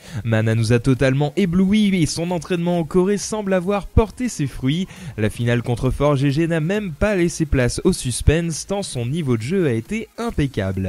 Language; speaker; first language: French; native; French